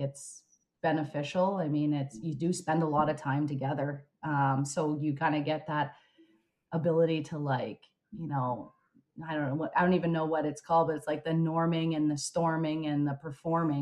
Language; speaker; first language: English; native; English